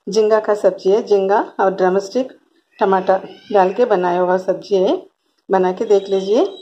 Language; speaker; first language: Hindi; non-native, local second language; Telugu